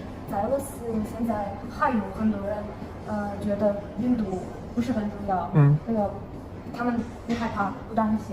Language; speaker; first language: Chinese; non-native, fluent; Russian